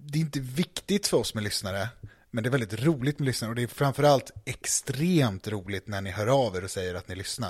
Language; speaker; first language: Swedish; native; Swedish